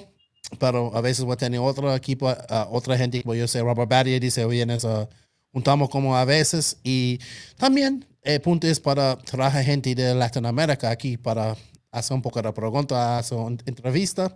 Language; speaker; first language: Spanish; non-native, local second language; English